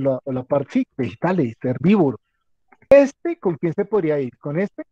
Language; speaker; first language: Spanish; native; Spanish